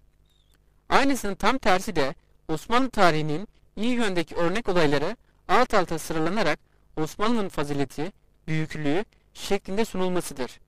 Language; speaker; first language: Turkish; native; Turkish